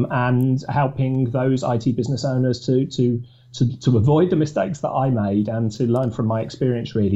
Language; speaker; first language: English; native; English